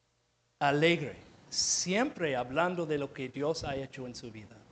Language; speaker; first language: Spanish; non-native, fluent; English